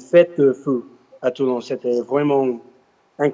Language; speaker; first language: French; non-native, learner; English